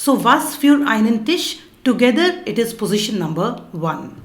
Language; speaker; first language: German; non-native, fluent; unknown